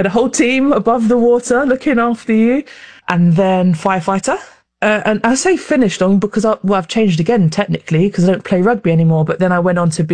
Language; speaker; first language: English; native; English